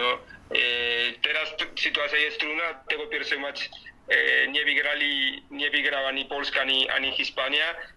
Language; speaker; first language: Polish; non-native, learner; Spanish